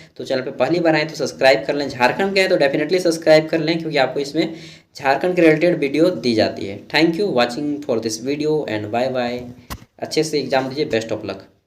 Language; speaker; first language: Hindi; non-native, local second language; Magahi